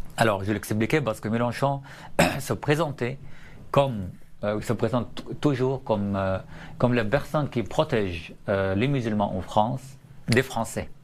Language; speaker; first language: French; non-native, fluent; Arabic